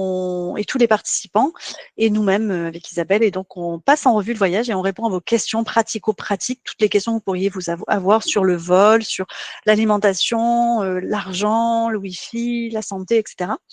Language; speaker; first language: French; native; French